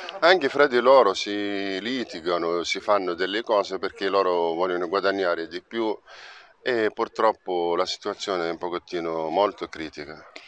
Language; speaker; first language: Italian; non-native, fluent; Arabic